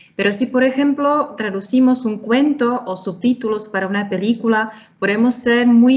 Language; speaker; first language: Spanish; non-native, fluent; Czech